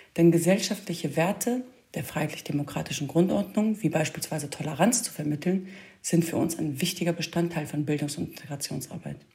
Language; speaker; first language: German; early bilingual, other home language; Kurdish